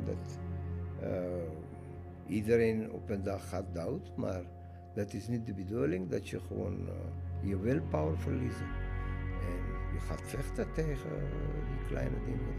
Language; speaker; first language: Dutch; non-native, learner; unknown